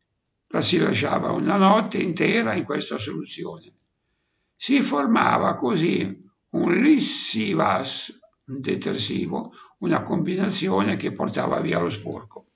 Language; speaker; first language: Italian; native; Italian